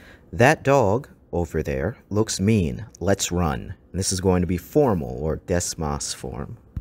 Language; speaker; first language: English; native; English